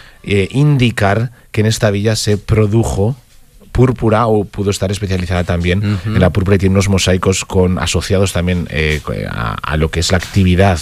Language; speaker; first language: Spanish; native; Spanish